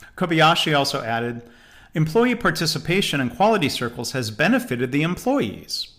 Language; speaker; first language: English; native; English